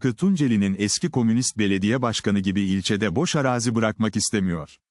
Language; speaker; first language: Turkish; native; Turkish